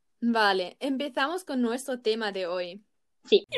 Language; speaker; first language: Spanish; non-native, learner; German